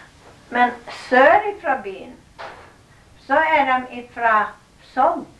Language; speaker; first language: Norwegian; early bilingual, heritage; Norwegian